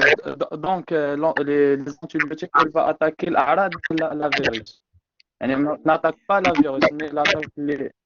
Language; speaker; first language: French; non-native, local second language; Arabic